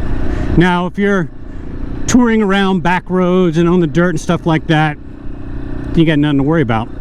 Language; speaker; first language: English; native; English